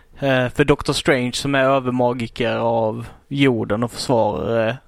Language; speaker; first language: Swedish; native; Swedish